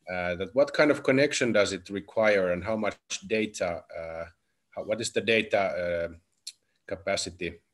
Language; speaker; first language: English; non-native, fluent; Finnish